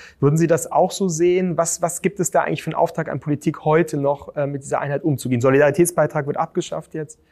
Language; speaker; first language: German; native; German